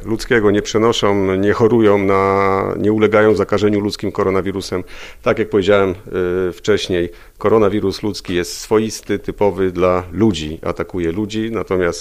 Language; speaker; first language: Polish; native; Polish